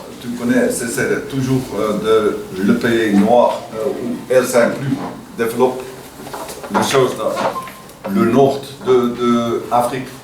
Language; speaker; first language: French; non-native, learner; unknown